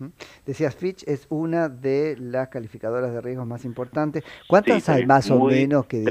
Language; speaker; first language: Spanish; native; Spanish